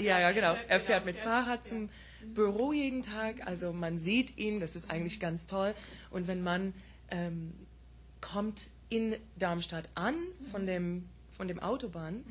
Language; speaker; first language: German; non-native, fluent; English